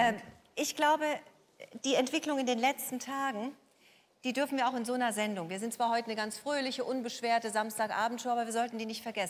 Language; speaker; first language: German; native; German